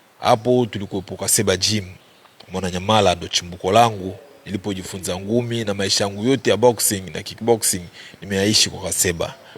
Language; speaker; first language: Swahili; native; Swahili